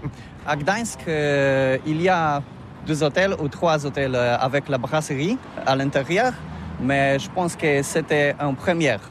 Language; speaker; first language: French; non-native, learner; Polish